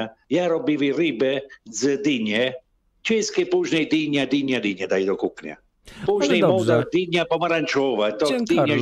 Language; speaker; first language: Polish; non-native, learner; Italian